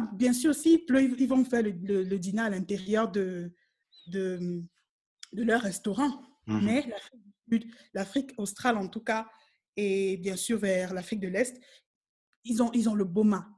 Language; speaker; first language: French; native; French